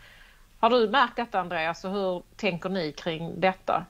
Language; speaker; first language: Swedish; native; Swedish